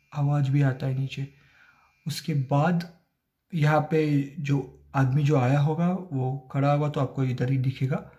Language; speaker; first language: Hindi; non-native, local second language; Marathi